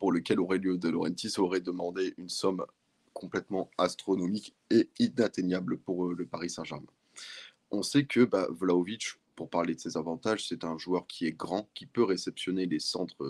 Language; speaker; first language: French; native; French